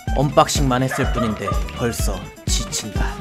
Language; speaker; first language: Korean; native; Korean